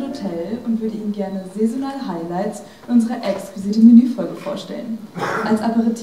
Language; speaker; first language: German; native; German